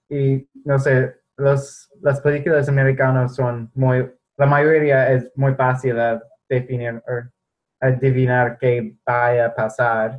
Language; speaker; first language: Spanish; non-native, fluent; English